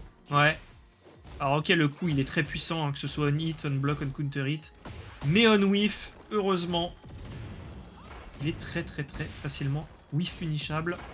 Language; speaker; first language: French; native; French